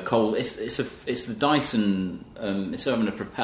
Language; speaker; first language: English; native; English